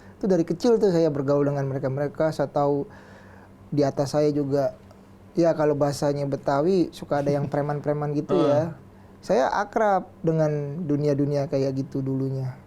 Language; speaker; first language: Indonesian; native; Indonesian